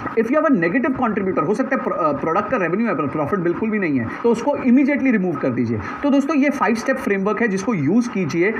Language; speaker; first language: Hindi; native; Hindi